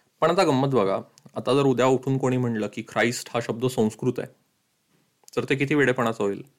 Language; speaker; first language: Marathi; early bilingual, heritage; Marathi